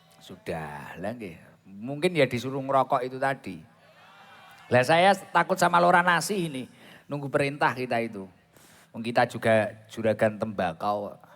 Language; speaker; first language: Indonesian; non-native, local second language; Javanese